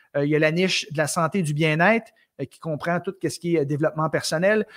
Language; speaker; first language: French; native; French